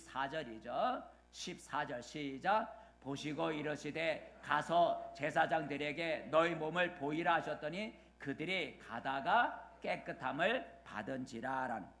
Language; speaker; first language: Korean; native; Korean